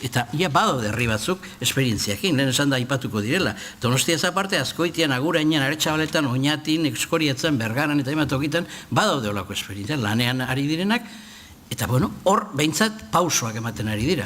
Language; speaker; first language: Basque; native; Basque